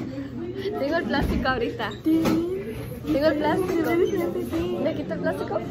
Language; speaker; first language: Spanish; early bilingual, other home language; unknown